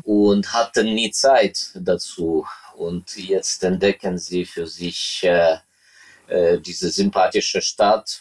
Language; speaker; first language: German; non-native, fluent; Ukrainian